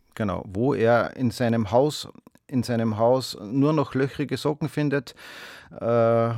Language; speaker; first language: German; native; German